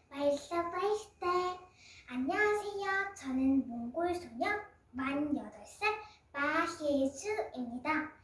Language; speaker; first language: Korean; early bilingual, other home language; Mongolian